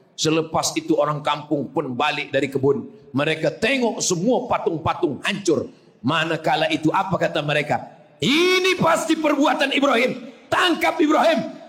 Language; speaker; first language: Malay; native; Malay